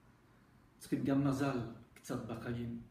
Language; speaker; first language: Hebrew; non-native, fluent; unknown